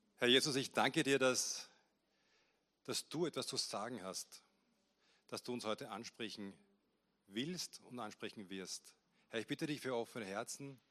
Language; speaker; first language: German; native; German